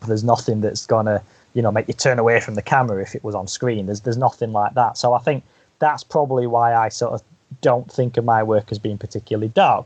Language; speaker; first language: English; native; English